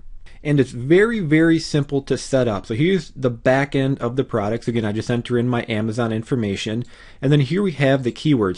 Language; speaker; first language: English; native; English